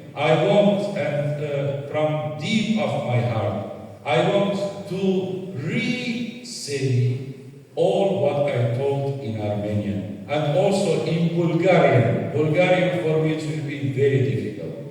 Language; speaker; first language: English; non-native, fluent; Armenian